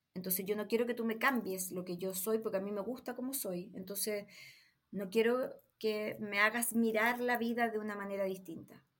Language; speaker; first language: Spanish; native; Spanish